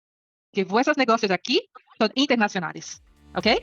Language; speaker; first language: Spanish; non-native, learner; Portuguese